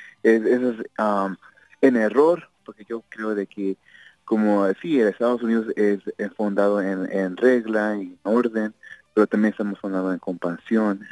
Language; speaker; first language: Spanish; early bilingual, heritage; Spanish